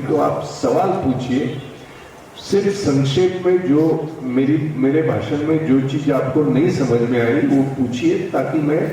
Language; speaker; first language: Hindi; non-native, local second language; Marathi